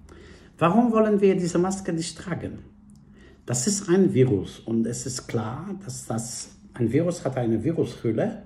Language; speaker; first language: German; non-native, fluent; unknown